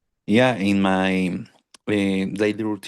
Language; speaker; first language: English; non-native, learner; Spanish